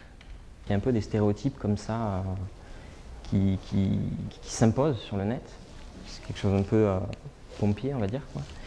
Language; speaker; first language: French; native; French